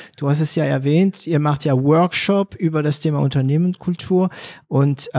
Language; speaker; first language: German; non-native, fluent; French